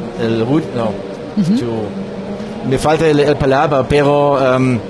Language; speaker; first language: Spanish; non-native, learner; German